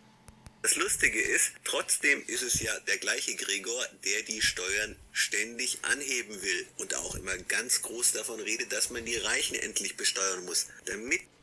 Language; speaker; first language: German; native; German